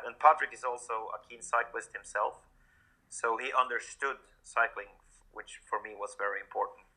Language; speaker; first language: English; non-native, fluent; Norwegian